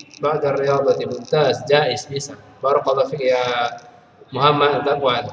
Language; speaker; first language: Arabic; non-native, fluent; Indonesian